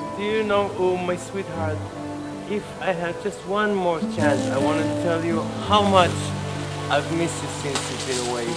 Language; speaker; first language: English; non-native, fluent; Hebrew